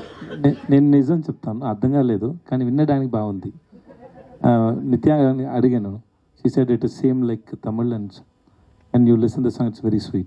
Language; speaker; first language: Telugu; non-native, learner; Tamil